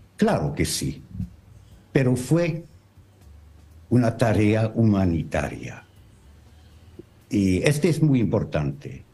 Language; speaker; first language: Spanish; non-native, learner; French